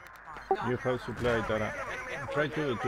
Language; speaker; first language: English; non-native, learner; Spanish